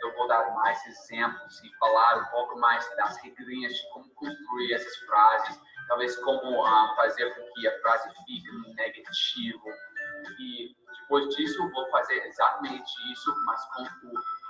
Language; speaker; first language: Portuguese; non-native, fluent; English